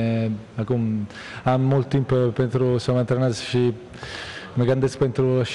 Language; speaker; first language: Romanian; non-native, learner; Italian